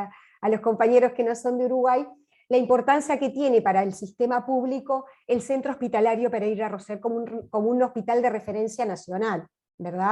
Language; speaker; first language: Spanish; native; Spanish